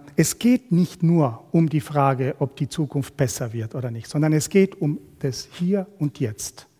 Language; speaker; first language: German; non-native, fluent; Spanish